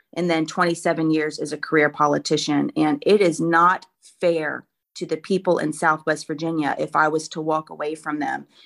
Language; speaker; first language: English; native; English